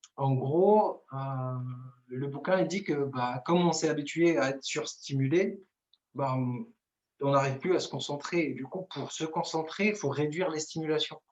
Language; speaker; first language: French; non-native, local second language; Arabic